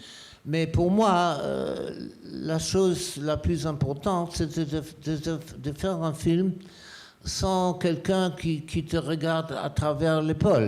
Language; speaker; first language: French; non-native, fluent; German